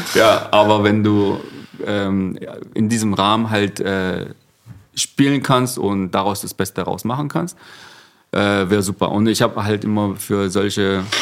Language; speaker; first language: German; early bilingual, other home language; Korean